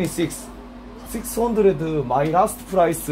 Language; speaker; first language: English; non-native, learner; Korean